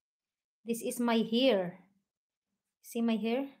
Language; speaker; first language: English; non-native, learner; Filipino